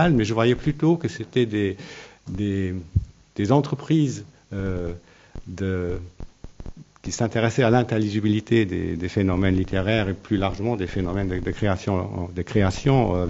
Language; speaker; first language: French; non-native, local second language; Luxembourgish